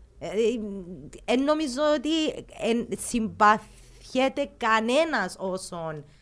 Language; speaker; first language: Greek; early bilingual, heritage; Greek